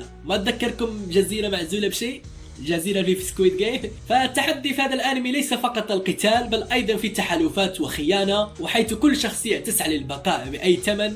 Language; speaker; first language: Arabic; native; Arabic